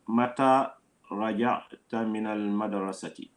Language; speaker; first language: Arabic; non-native, learner; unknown